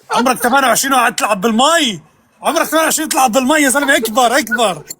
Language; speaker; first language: Arabic; native; Arabic